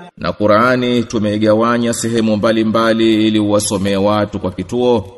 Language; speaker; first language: Swahili; native; Swahili